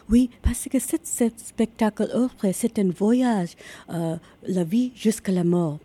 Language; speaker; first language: French; non-native, learner; Japanese